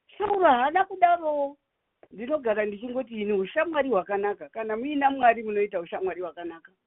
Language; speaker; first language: Shona; non-native, local second language; North Ndebele